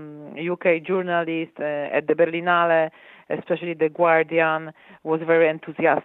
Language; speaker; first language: English; non-native, fluent; Polish